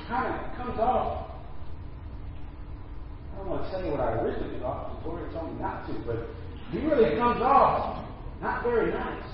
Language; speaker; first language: English; native; English